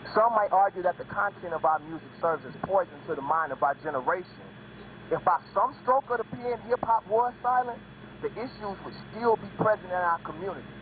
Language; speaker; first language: English; native; English